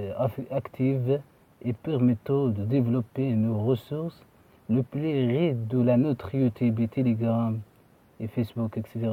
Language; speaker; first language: French; non-native, fluent; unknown